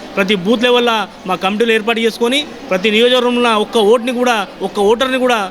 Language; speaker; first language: Telugu; non-native, local second language; Lambadi